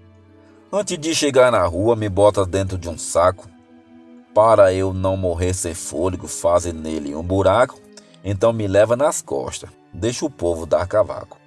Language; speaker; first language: Portuguese; native; Portuguese